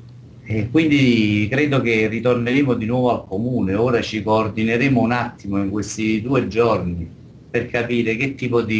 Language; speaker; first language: Italian; native; Italian